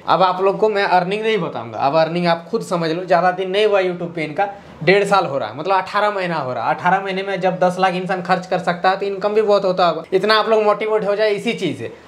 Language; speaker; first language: Hindi; native; Hindi